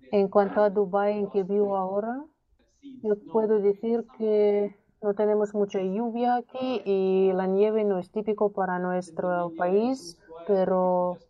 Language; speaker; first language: Spanish; non-native, learner; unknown